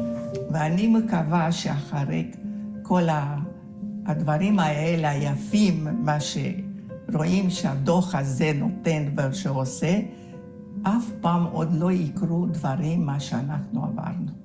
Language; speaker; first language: Hebrew; non-native, fluent; Hungarian